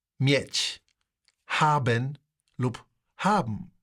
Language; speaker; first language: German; non-native, fluent; Polish